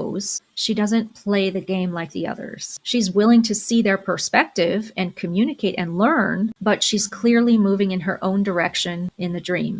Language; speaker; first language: English; native; English